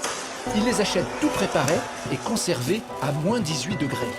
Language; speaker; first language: French; native; French